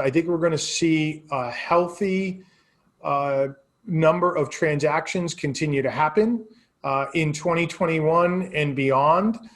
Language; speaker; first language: English; native; English